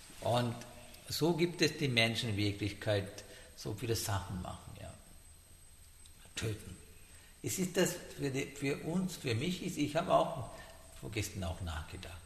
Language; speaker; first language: German; non-native, learner; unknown